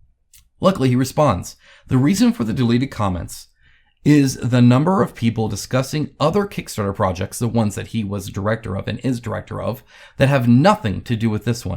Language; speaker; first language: English; native; English